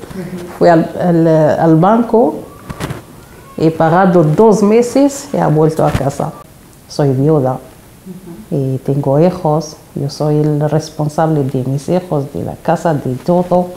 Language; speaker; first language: Spanish; non-native, learner; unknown